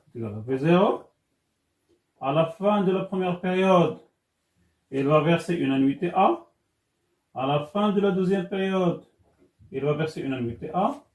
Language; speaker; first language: French; non-native, local second language; Arabic